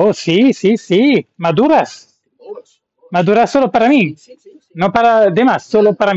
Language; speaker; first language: Portuguese; non-native, learner; English